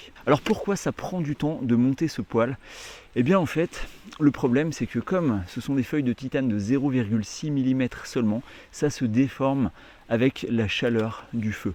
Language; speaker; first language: French; native; French